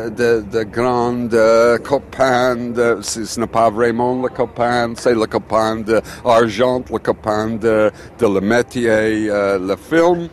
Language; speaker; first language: French; non-native, learner; English